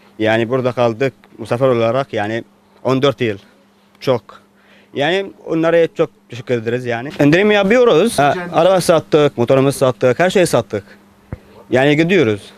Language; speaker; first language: Turkish; non-native, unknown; Arabic